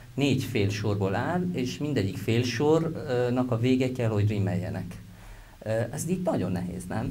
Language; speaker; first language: Hungarian; non-native, fluent; Persian